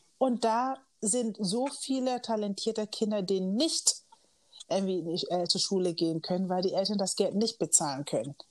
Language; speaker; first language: German; early bilingual, other home language; Akan